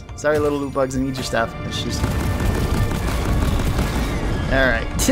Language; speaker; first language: English; native; English